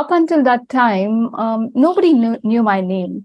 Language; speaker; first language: English; non-native, local second language; Tamil